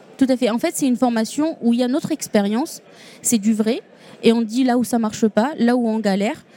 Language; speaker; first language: French; non-native, local second language; Arabic